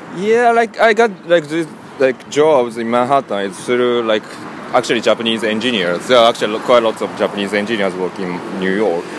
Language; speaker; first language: English; non-native, learner; Japanese